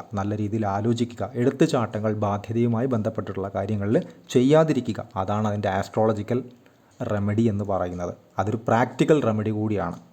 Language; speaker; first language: Malayalam; native; Malayalam